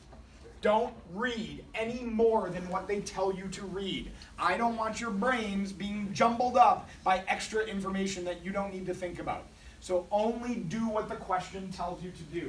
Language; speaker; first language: English; native; English